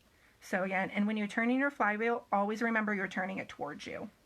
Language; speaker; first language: English; native; English